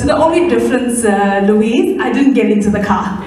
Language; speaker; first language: English; native; English